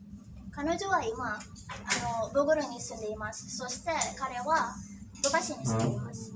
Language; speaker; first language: Japanese; non-native, learner; Indonesian